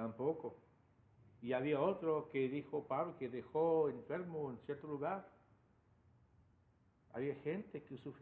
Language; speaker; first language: Spanish; non-native, fluent; English